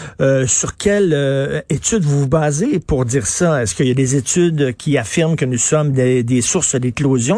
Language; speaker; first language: French; native; French